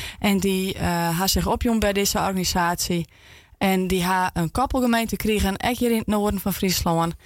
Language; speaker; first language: Dutch; non-native, local second language; Western Frisian